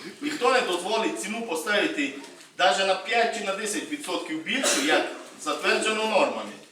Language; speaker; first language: Ukrainian; native; Ukrainian